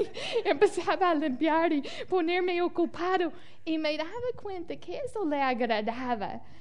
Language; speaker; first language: Spanish; non-native, fluent; English